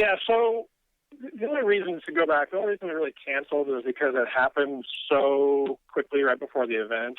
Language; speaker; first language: English; native; English